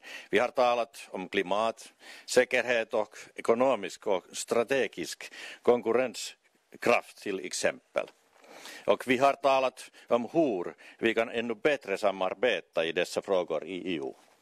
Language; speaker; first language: Swedish; non-native, local second language; Finnish